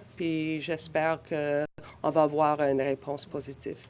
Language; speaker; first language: French; non-native, local second language; English